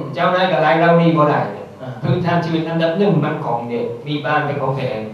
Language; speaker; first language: Thai; non-native, fluent; English